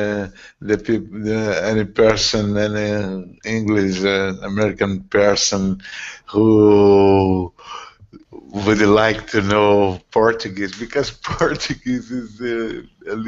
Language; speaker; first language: English; non-native, learner; Portuguese